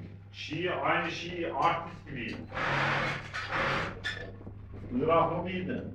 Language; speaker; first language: Turkish; non-native, learner; Arabic